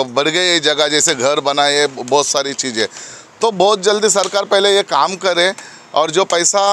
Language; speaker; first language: Hindi; non-native, local second language; Marathi